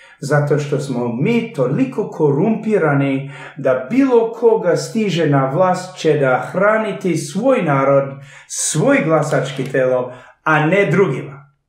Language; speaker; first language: Serbian; early bilingual, heritage; Serbian